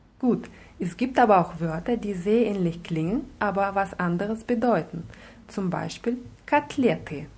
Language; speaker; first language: German; non-native, fluent; Russian